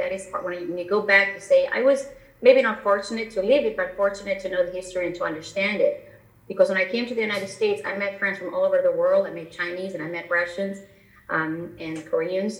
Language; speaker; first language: English; non-native, fluent; Albanian